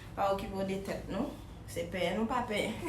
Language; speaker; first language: French; non-native, local second language; Haitian Creole